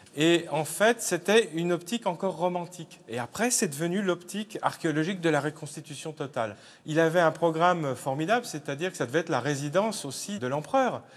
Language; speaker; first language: French; native; French